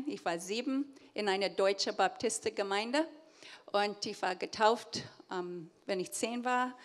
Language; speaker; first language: German; early bilingual, heritage; English